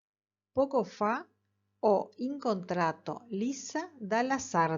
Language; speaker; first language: Italian; non-native, fluent; Spanish